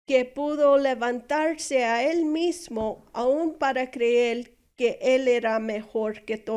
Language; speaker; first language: Spanish; non-native, fluent; English